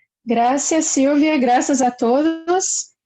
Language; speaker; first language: Spanish; non-native, learner; Portuguese